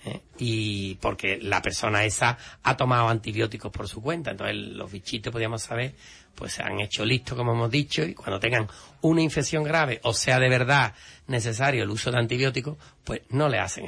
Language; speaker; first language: Spanish; native; Spanish